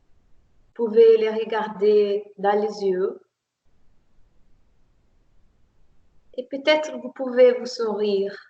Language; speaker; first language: French; non-native, fluent; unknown